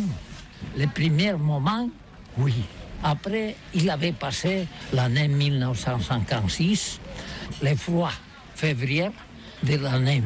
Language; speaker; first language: French; non-native, learner; Catalan